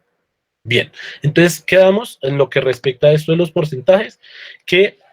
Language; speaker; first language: Spanish; native; Spanish